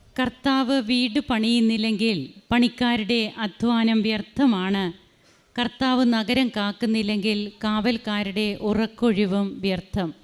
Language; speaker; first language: Malayalam; native; Malayalam